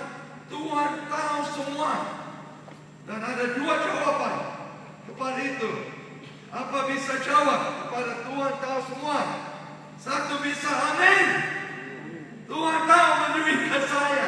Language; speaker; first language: Indonesian; non-native, fluent; English